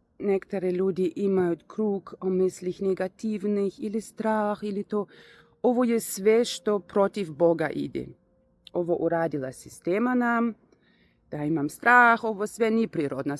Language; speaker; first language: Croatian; non-native, learner; Russian